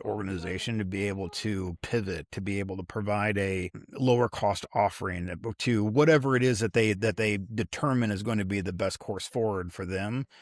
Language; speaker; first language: English; native; English